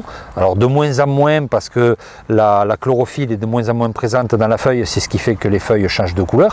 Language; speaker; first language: French; native; French